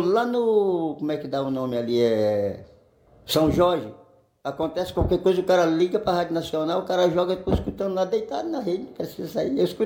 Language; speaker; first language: Portuguese; native; Portuguese